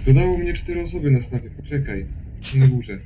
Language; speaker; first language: Polish; native; Polish